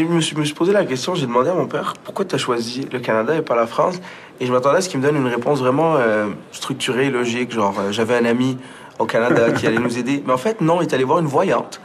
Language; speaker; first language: French; early bilingual, other home language; Arabic